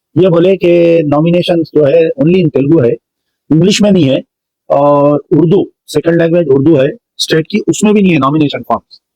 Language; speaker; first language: Hindi; non-native, local second language; Urdu